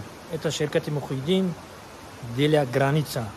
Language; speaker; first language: Russian; non-native, learner; Tajik